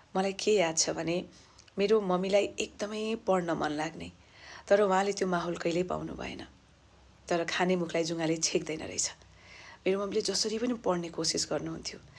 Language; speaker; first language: Nepali; native; Nepali